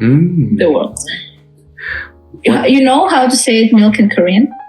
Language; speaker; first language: English; non-native, fluent; Russian